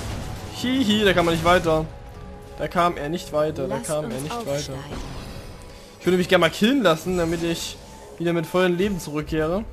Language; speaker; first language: German; native; German